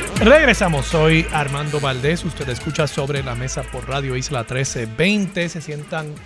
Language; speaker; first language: Spanish; native; Spanish